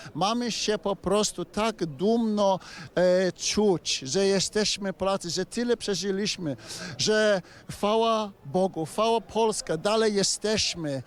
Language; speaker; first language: Polish; early bilingual, heritage; English